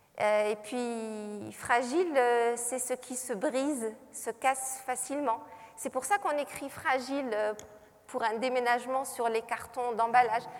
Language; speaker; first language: French; non-native, local second language; Arabic